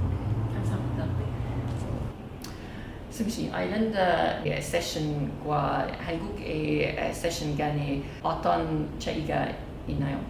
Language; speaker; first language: Korean; non-native, learner; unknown